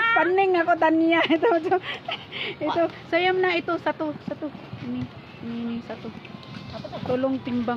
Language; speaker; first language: Indonesian; non-native, learner; Filipino